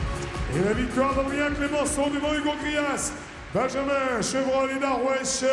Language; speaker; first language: French; native; French